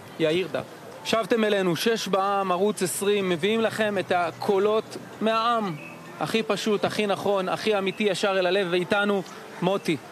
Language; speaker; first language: Hebrew; native; Hebrew